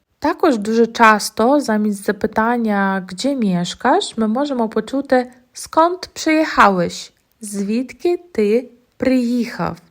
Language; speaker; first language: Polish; non-native, fluent; Ukrainian